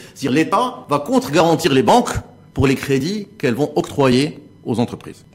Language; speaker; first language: French; non-native, local second language; Arabic